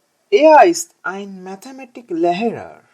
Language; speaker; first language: German; non-native, learner; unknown